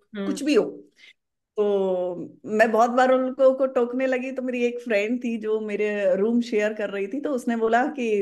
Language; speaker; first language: Hindi; native; Hindi